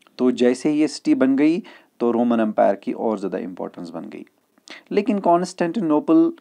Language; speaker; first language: Hindi; non-native, local second language; Kashmiri